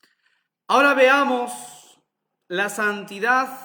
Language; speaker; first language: Spanish; native; Spanish